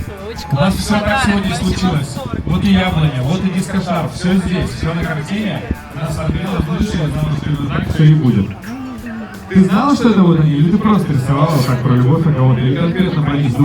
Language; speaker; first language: Russian; native; Russian